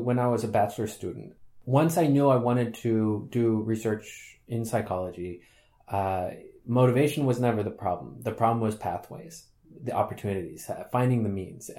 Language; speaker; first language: English; native; English